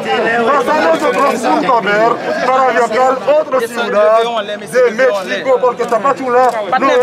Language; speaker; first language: Spanish; non-native, learner; Haitian Creole